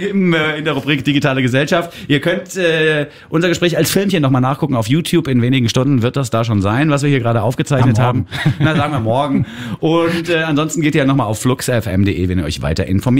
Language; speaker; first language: German; native; German